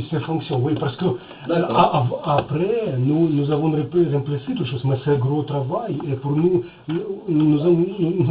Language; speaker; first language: French; non-native, learner; Russian